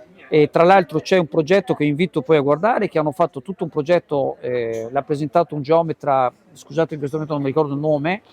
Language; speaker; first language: Italian; native; Italian